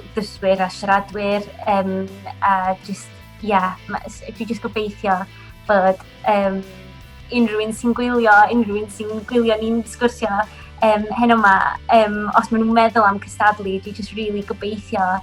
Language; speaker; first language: Welsh; non-native, local second language; English